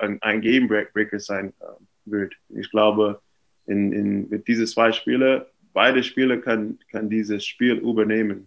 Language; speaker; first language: German; non-native, fluent; English